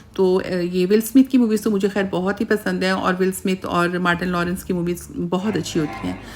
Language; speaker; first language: Urdu; native; Urdu